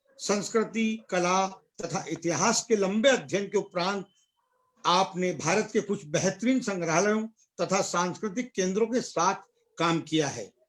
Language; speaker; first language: Hindi; native; Hindi